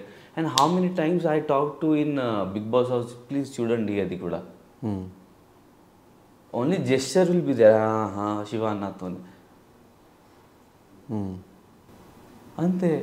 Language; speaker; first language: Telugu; non-native, learner; Hindi